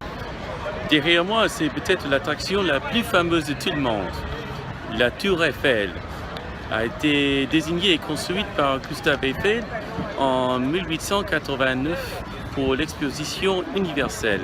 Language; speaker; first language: French; non-native, fluent; English